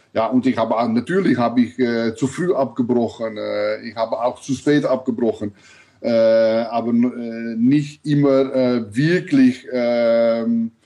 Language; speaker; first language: German; non-native, learner; Dutch